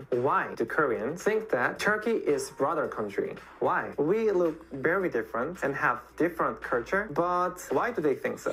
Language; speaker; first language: English; non-native, fluent; Korean